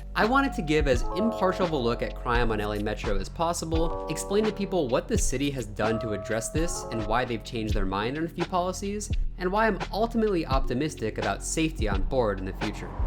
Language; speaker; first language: English; native; English